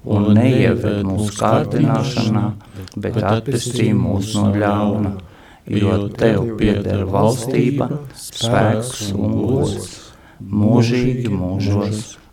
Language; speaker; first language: Latvian; non-native, local second language; Russian